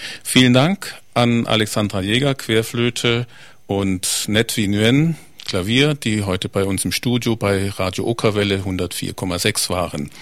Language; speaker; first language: German; native; German